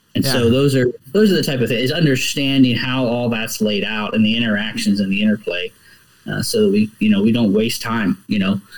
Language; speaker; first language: English; native; English